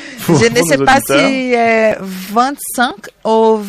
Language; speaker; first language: French; non-native, learner; Portuguese